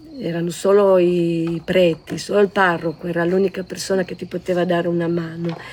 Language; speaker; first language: Italian; non-native, local second language; Slovenian